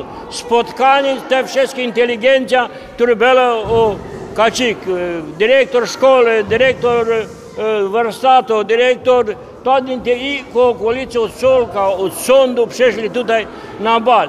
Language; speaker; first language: Polish; early bilingual, heritage; Polish